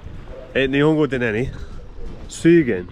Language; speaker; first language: Japanese; non-native, learner; English